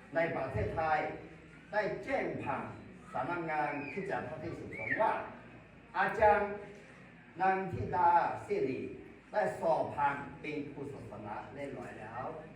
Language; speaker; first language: Thai; non-native, local second language; Akha